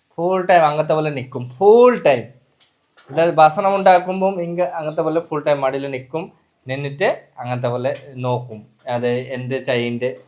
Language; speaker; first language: Malayalam; non-native, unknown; Bangla